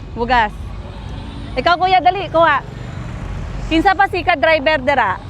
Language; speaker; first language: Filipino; non-native, local second language; Cebuano